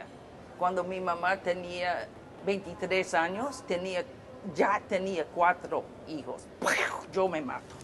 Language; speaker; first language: Spanish; non-native, fluent; English